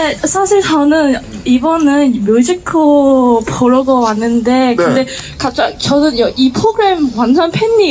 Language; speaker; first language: Korean; non-native, fluent; Cantonese